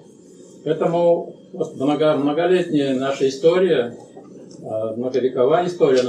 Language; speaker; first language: Russian; native; Russian